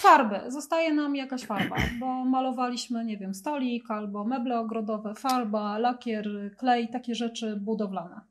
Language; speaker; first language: Polish; native; Polish